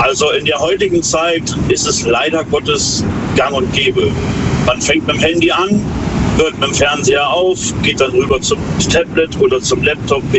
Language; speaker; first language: German; native; German